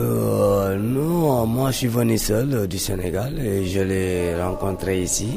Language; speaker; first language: French; non-native, local second language; Mandingo